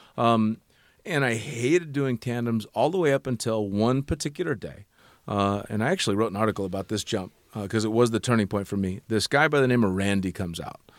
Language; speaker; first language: English; native; English